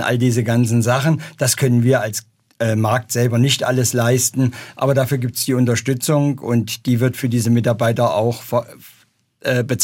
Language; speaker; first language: German; native; German